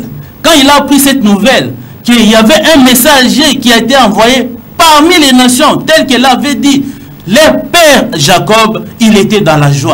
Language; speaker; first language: French; non-native, local second language; Lingala